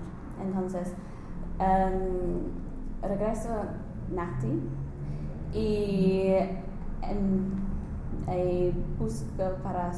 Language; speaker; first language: Spanish; non-native, learner; English